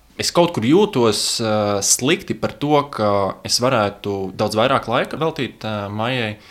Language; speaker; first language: Latvian; non-native, local second language; Russian